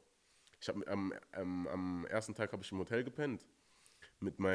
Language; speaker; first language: German; native; German